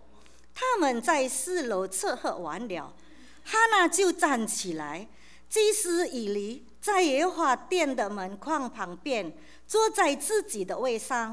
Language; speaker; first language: Chinese; native; Chinese